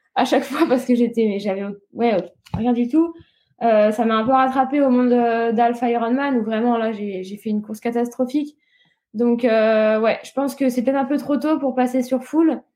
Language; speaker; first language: French; native; French